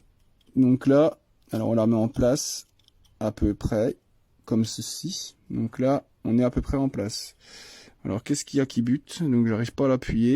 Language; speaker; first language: French; native; French